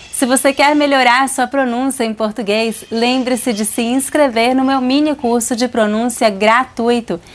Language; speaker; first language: Portuguese; native; Portuguese